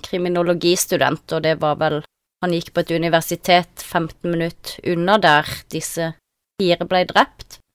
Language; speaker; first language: Norwegian; native; Norwegian